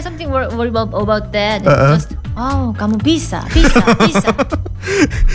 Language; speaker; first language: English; non-native, learner; Korean